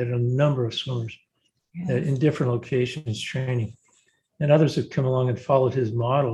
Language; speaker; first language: English; native; English